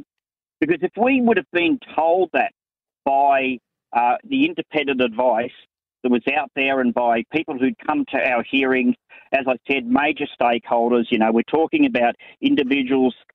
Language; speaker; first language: English; native; English